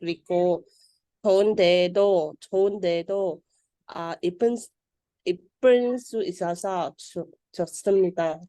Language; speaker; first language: Korean; non-native, learner; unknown